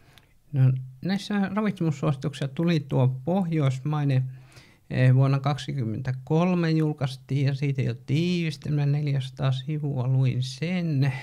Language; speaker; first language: Finnish; native; Finnish